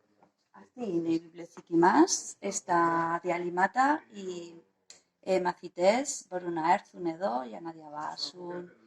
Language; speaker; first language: Greek; non-native, fluent; Spanish